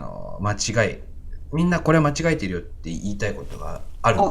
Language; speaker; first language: Japanese; native; Japanese